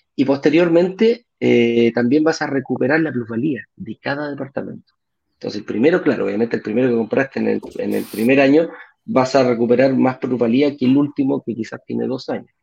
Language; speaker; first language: Spanish; native; Spanish